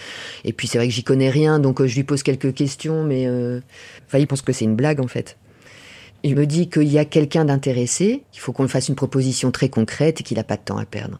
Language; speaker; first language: French; native; French